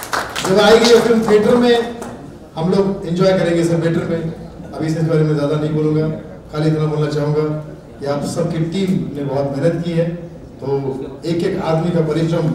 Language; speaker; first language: Hindi; native; Hindi